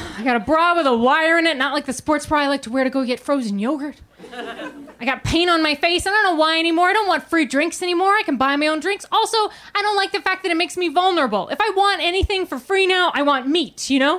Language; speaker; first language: English; native; English